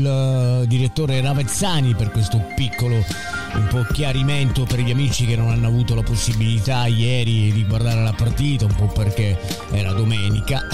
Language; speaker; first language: Italian; native; Italian